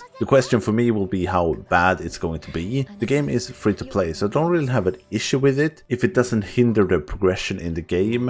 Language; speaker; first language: English; non-native, fluent; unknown